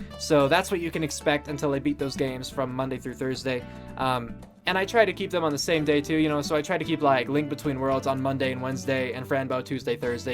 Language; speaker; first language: English; native; English